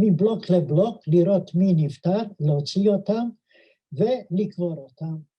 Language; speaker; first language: Hebrew; non-native, fluent; Yiddish